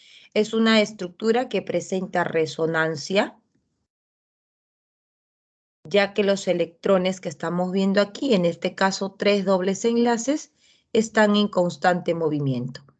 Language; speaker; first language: Spanish; native; Spanish